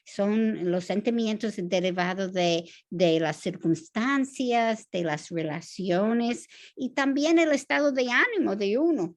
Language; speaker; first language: Spanish; non-native, fluent; English